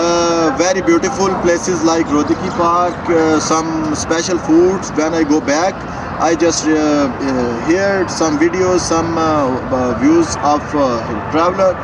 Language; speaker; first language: English; non-native, learner; Urdu